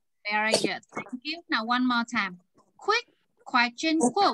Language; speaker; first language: English; non-native, fluent; Vietnamese